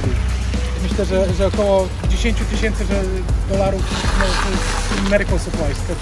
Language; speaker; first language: Polish; early bilingual, heritage; Polish